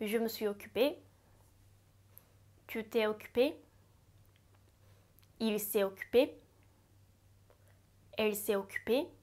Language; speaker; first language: French; non-native, fluent; Japanese